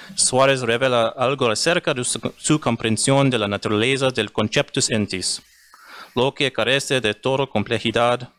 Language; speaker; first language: Spanish; non-native, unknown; English